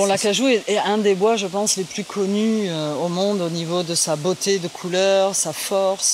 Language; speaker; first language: French; native; French